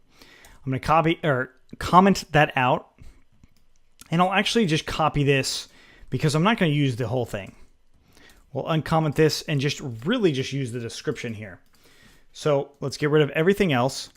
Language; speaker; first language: English; native; English